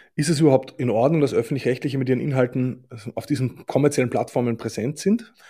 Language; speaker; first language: German; native; German